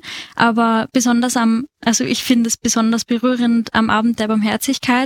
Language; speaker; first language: German; native; German